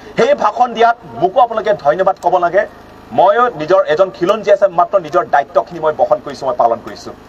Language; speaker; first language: Assamese; non-native, local second language; Karbi